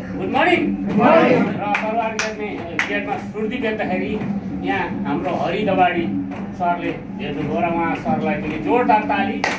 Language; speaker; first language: Nepali; non-native, local second language; Eastern Tamang